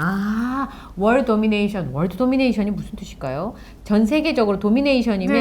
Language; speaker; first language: Korean; native; Korean